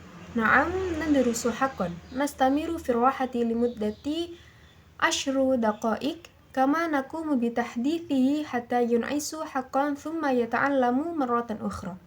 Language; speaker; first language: Arabic; non-native, learner; Indonesian